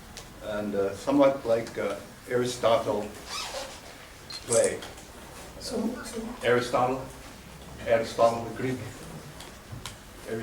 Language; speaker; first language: English; non-native, learner; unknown